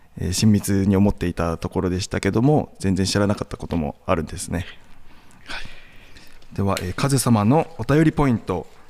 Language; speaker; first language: Japanese; native; Japanese